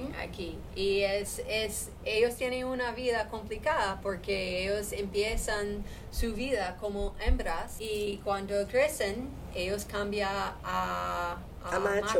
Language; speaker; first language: Spanish; non-native, learner; English